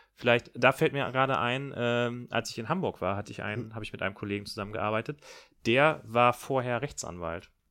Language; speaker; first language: German; native; German